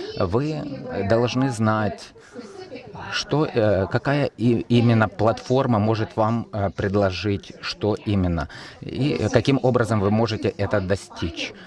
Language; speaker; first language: Russian; non-native, fluent; Italian